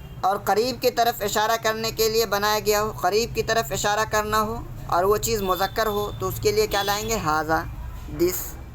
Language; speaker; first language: Urdu; native; Urdu